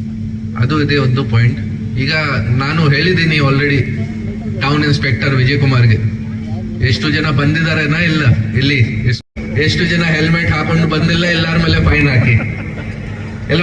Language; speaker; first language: Kannada; non-native, local second language; Hindi